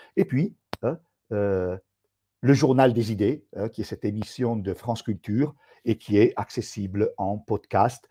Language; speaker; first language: French; non-native, fluent; Italian